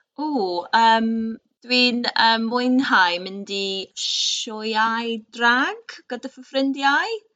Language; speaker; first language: Welsh; non-native, local second language; English